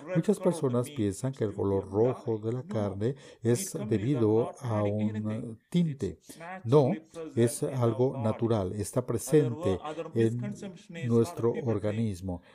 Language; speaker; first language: Spanish; non-native, fluent; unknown